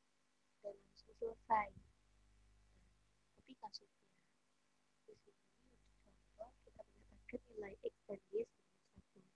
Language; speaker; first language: Indonesian; native; Indonesian